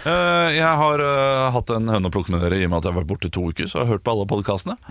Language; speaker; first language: Norwegian; native; Norwegian